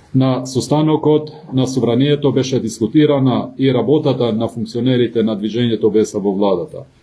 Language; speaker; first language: Macedonian; non-native, local second language; Albanian